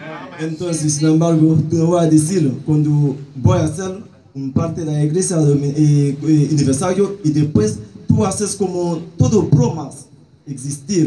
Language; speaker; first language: Spanish; non-native, learner; Haitian Creole